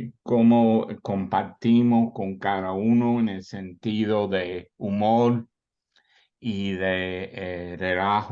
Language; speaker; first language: Spanish; early bilingual, heritage; Spanish